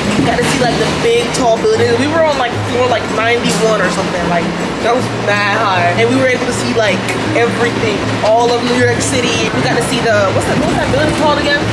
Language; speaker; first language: English; native; English